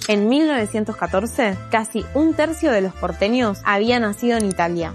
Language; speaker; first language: Spanish; native; Spanish